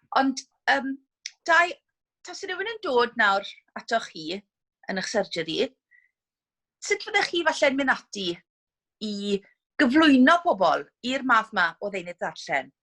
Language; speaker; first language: Welsh; native; Welsh